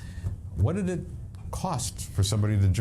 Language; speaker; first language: English; native; English